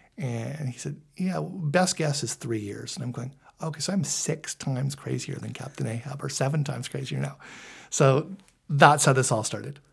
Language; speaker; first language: English; native; English